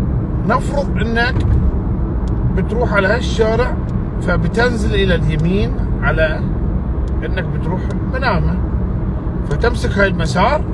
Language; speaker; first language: Arabic; native; Arabic